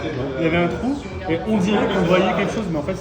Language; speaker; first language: French; native; French